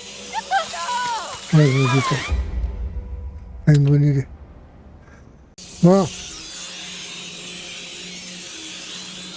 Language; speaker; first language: French; native; French